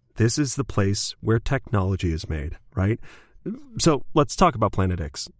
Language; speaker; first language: English; native; English